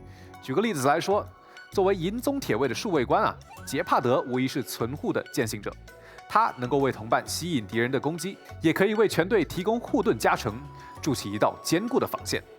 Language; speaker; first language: Chinese; native; Chinese